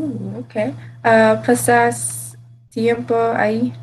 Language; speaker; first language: Spanish; non-native, learner; English